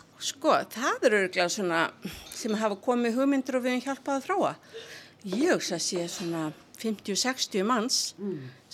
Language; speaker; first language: Icelandic; native; Icelandic